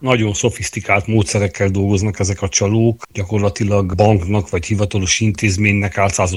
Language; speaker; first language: Hungarian; native; Hungarian